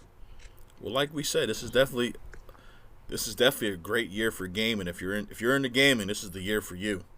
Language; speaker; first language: English; native; English